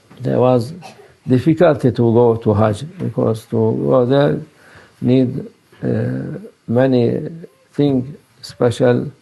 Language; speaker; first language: English; non-native, learner; Turkish